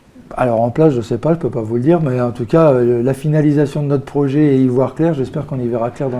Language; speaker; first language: French; native; French